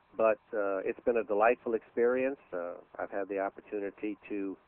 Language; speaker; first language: English; native; English